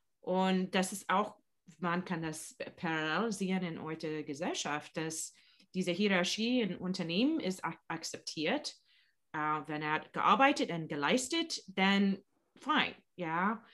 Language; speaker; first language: German; non-native, learner; English